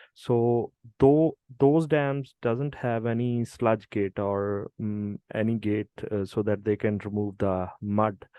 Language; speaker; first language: English; non-native, local second language; Punjabi